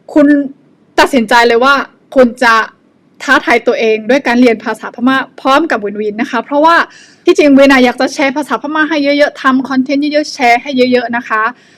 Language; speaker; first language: Thai; non-native, fluent; Burmese